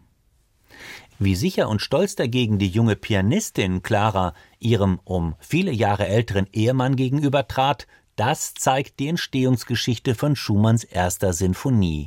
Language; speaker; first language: German; native; German